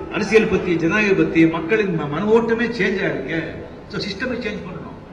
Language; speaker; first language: Tamil; non-native, local second language; Marathi